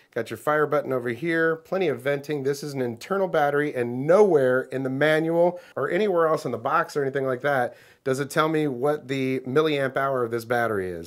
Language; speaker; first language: English; native; English